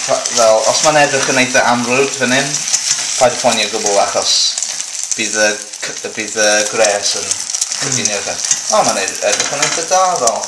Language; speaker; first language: Welsh; non-native, local second language; English